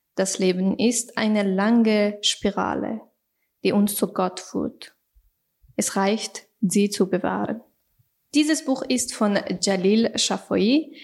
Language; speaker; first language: German; non-native, fluent; Persian